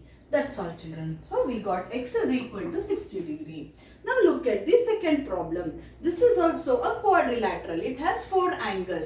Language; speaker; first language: English; non-native, local second language; Kannada